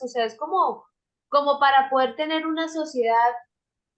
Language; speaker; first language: Spanish; native; Spanish